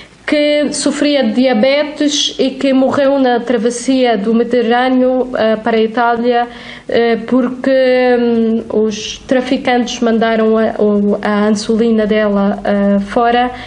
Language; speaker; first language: Portuguese; non-native, fluent; Arabic